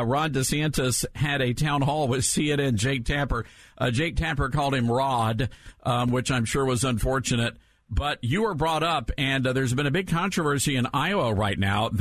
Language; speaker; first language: English; native; English